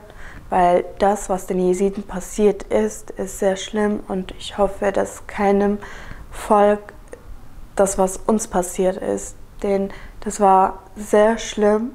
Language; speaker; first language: German; early bilingual, other home language; Kurdish